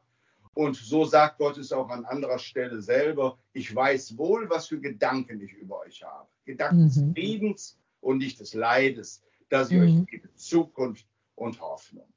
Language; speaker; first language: German; native; German